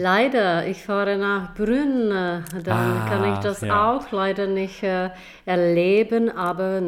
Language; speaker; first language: German; non-native, fluent; Czech